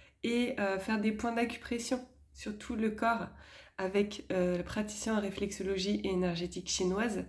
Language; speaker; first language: French; native; French